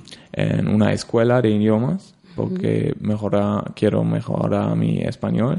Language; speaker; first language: Spanish; non-native, learner; German